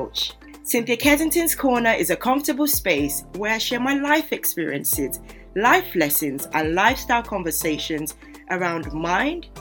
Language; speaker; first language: English; non-native, local second language; Yoruba